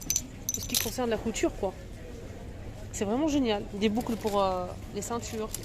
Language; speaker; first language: French; native; French